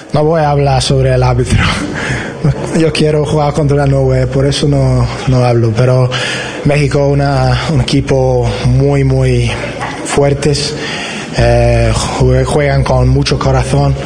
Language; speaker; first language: Spanish; non-native, learner; English